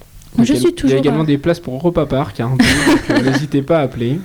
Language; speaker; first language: French; native; French